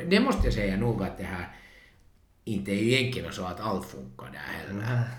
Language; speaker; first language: Swedish; non-native, local second language; Finnish